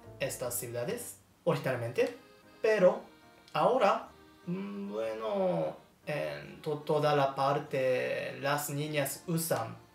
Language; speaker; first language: Spanish; non-native, learner; Japanese